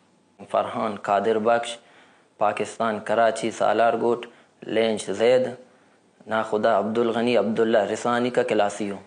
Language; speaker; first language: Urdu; non-native, learner; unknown